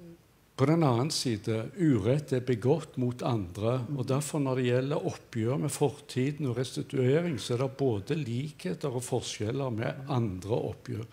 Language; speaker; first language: Norwegian; native; Norwegian